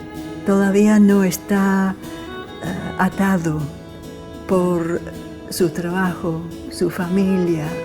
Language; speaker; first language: Spanish; non-native, fluent; English